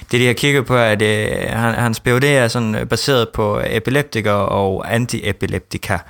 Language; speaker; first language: Danish; early bilingual, heritage; Danish